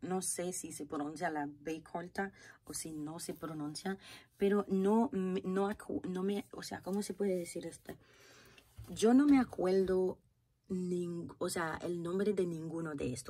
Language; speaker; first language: Spanish; non-native, fluent; Haitian Creole